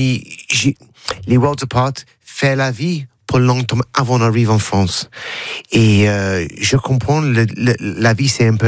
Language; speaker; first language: French; non-native, learner; English